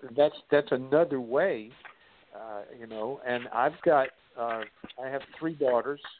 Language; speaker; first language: English; native; English